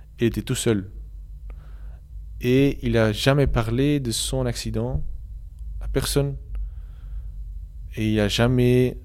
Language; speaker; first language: French; non-native, local second language; Dutch